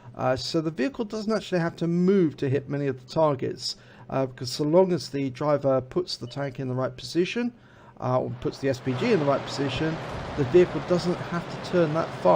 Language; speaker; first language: English; native; English